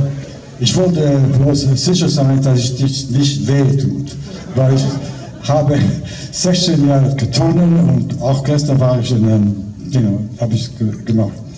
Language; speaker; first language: German; non-native, fluent; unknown